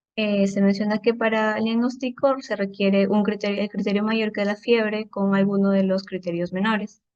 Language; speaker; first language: Spanish; native; Spanish